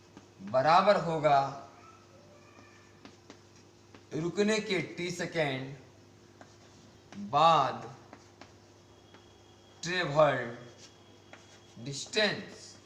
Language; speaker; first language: Hindi; native; Hindi